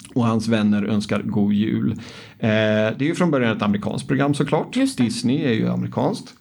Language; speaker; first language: Swedish; non-native, fluent; Arabic